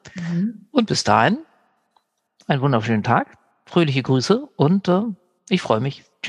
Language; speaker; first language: German; native; German